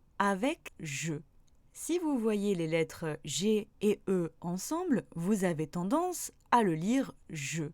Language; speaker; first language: French; native; French